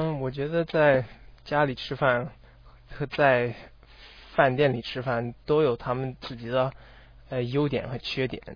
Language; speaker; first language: Chinese; non-native, fluent; English